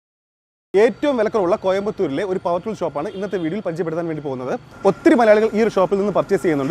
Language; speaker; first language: Malayalam; native; Malayalam